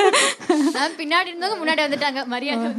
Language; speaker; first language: Tamil; native; Tamil